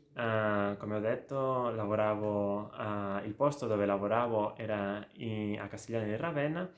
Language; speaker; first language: Italian; non-native, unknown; Catalan